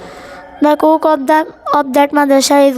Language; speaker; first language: English; non-native, learner; Bangla